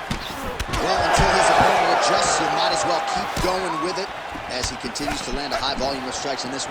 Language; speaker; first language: English; native; English